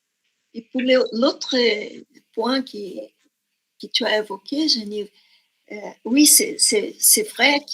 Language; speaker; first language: French; non-native, fluent; Portuguese